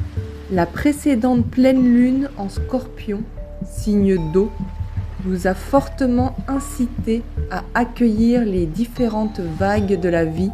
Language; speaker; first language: French; native; French